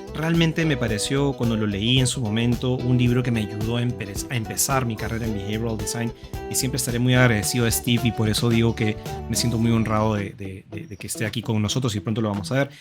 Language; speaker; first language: Spanish; native; Spanish